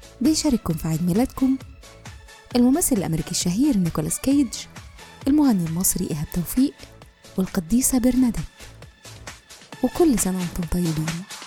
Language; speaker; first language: Arabic; native; Arabic